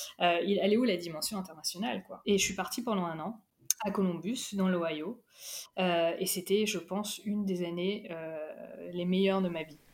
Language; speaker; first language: French; early bilingual, other home language; Urdu